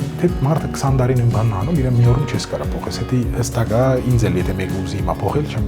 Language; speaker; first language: Armenian; early bilingual, heritage; Armenian